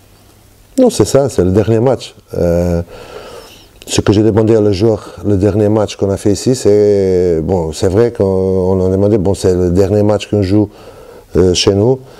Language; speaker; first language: French; non-native, learner; Portuguese